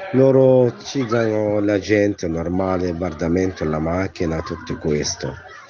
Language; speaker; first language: Italian; non-native, learner; Arabic